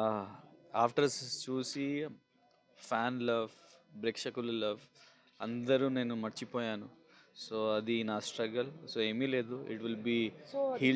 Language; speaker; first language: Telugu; non-native, local second language; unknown